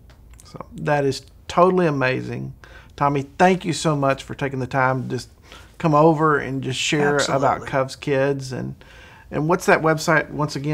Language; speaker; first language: English; native; English